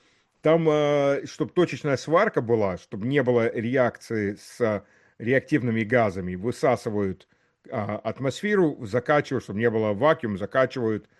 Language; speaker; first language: Russian; early bilingual, heritage; Russian